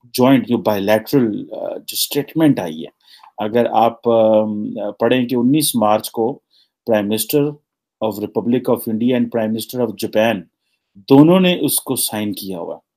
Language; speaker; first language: Urdu; native; Urdu